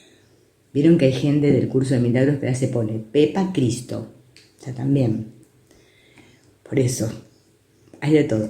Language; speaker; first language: Spanish; native; Spanish